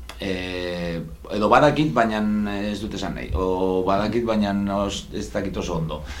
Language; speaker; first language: Basque; non-native, local second language; Spanish